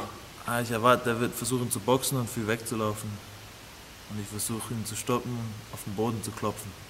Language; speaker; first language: German; early bilingual, other home language; English